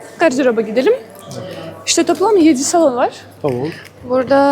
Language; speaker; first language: Turkish; non-native, fluent; Russian